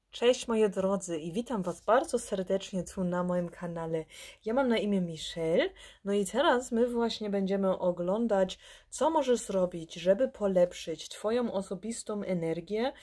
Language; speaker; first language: Polish; early bilingual, heritage; Polish